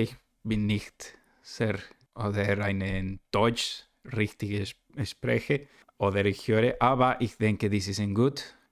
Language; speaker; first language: German; non-native, learner; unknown